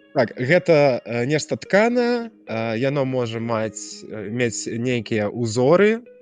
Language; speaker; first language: Belarusian; native; Belarusian